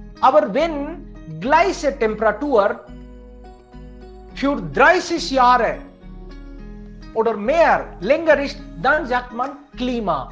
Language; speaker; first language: German; non-native, fluent; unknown